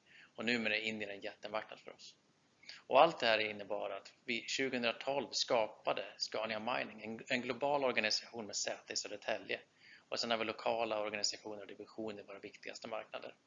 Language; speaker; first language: Swedish; native; Swedish